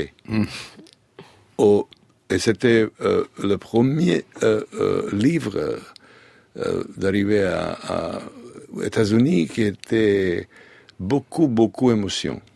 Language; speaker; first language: French; non-native, learner; Serbian